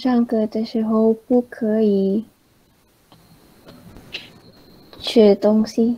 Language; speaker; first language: Chinese; non-native, learner; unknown